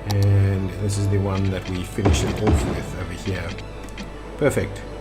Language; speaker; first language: English; native; English